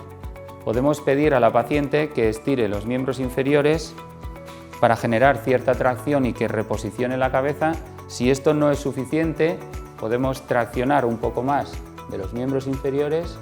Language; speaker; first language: Spanish; native; Spanish